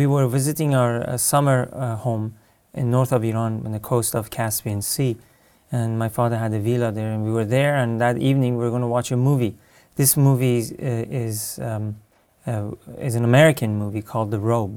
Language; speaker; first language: English; non-native, fluent; Persian